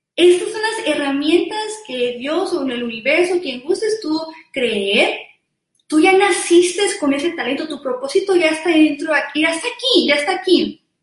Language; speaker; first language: Spanish; early bilingual, heritage; Spanish